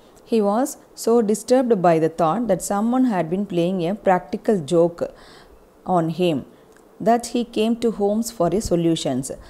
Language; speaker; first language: English; non-native, local second language; Tamil